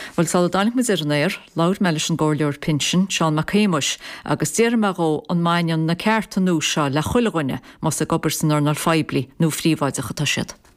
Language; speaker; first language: Irish; native; Irish